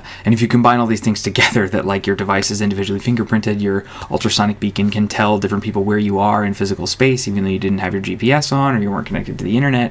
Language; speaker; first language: English; native; English